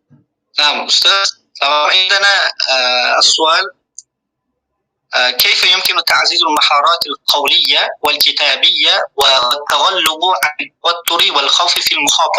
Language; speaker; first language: Arabic; non-native, fluent; Uzbek